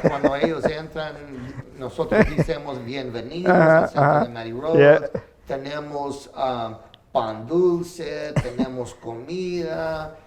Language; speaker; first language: Spanish; early bilingual, heritage; English